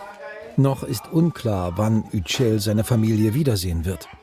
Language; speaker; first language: German; native; German